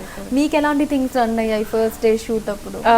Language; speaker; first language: Telugu; native; Telugu